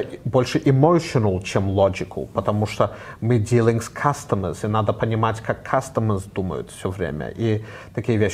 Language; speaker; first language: Russian; early bilingual, heritage; Russian